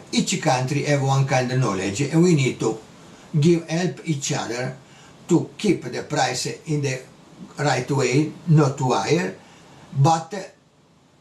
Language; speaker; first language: English; non-native, learner; Italian